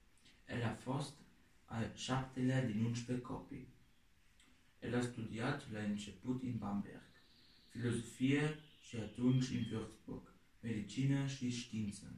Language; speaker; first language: Romanian; early bilingual, heritage; Romanian